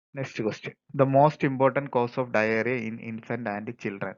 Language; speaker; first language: English; non-native, local second language; Malayalam